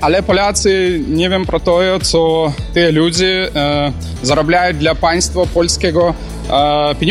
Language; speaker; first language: Polish; non-native, learner; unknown